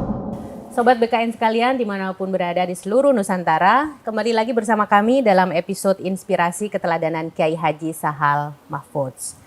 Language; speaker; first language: Indonesian; native; Indonesian